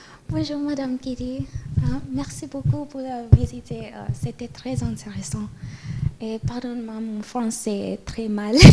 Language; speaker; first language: French; non-native, learner; English